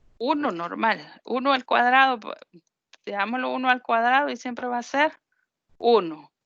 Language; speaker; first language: Spanish; native; Spanish